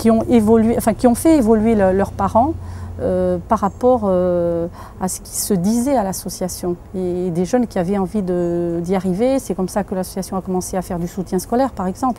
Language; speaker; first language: French; early bilingual, other home language; Portuguese